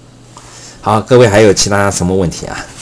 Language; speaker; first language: Chinese; native; Chinese